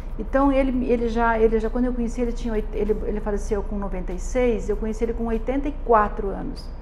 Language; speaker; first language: Portuguese; native; Portuguese